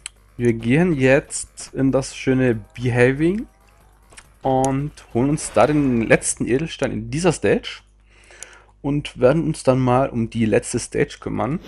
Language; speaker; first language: German; native; German